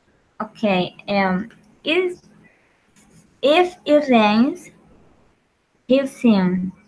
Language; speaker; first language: English; non-native, learner; Spanish